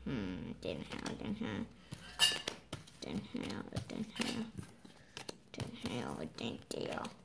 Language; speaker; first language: Danish; early bilingual, other home language; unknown